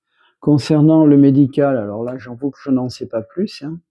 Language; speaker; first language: French; native; French